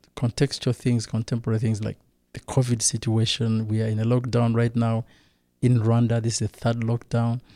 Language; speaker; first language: English; non-native, local second language; Kinyarwanda